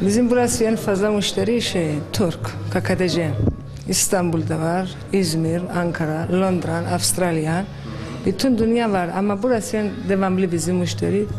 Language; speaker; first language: Turkish; non-native, local second language; Arabic